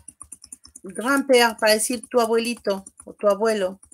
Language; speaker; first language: Spanish; native; Spanish